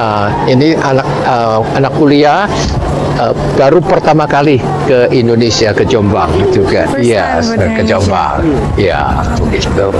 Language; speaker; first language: Indonesian; non-native, learner; Cantonese